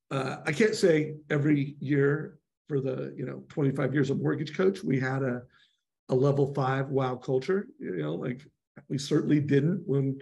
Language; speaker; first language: English; native; English